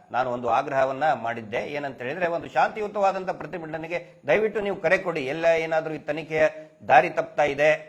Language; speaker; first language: Kannada; native; Kannada